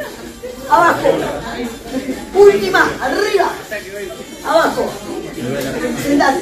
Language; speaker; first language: Spanish; native; Spanish